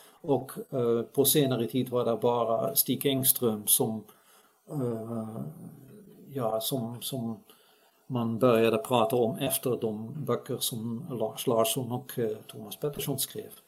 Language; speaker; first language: Swedish; non-native, fluent; Dutch